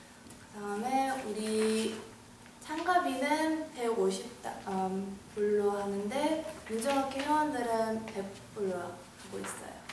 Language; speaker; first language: Korean; early bilingual, heritage; Korean